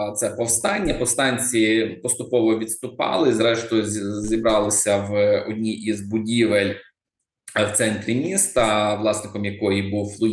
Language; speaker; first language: Ukrainian; native; Ukrainian